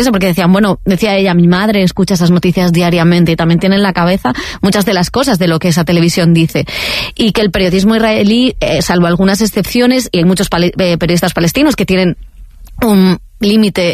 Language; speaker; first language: Spanish; native; Spanish